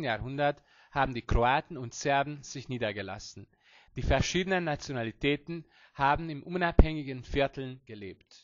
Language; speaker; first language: German; non-native, learner; Hungarian